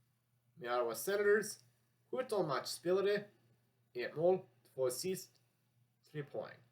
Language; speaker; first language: Swedish; non-native, learner; English